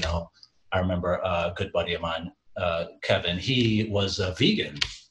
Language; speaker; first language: English; early bilingual, other home language; Jamaican Creole English